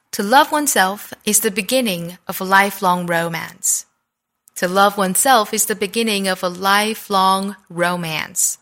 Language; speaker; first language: English; non-native, fluent; Chinese